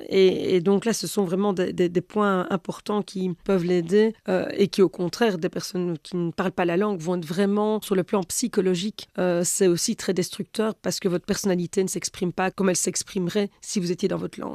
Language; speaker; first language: French; native; French